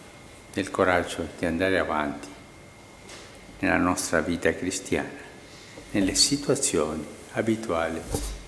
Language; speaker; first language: Italian; non-native, fluent; Spanish